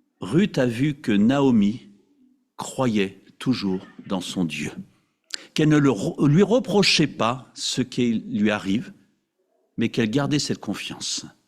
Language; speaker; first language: French; native; French